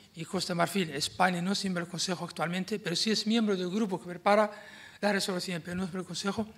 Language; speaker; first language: Spanish; non-native, fluent; Arabic